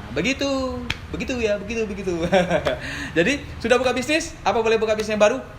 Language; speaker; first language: Indonesian; native; Indonesian